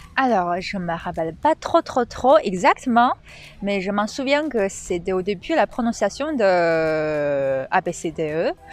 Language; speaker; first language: French; non-native, fluent; Chinese